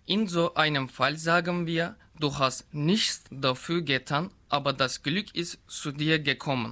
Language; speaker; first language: German; non-native, learner; Turkish